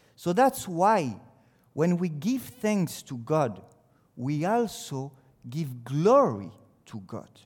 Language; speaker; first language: English; non-native, fluent; French